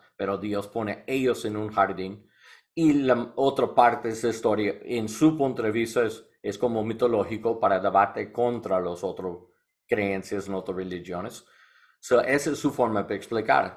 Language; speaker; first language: Spanish; non-native, learner; English